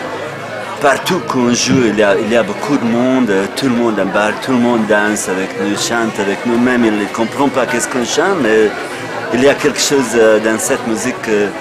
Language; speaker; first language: French; non-native, fluent; Bosnian